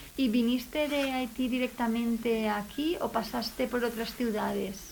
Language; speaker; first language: Spanish; native; Spanish